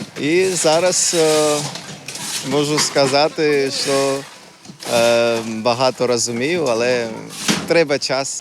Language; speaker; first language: Ukrainian; non-native, learner; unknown